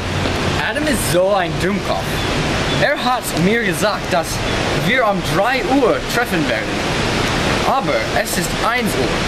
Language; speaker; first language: German; non-native, learner; English